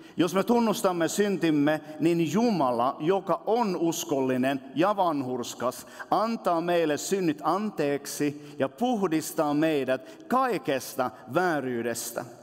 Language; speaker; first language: Finnish; non-native, local second language; Swedish